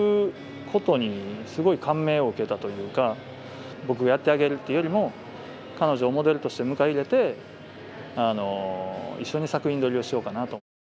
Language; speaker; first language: Japanese; native; Japanese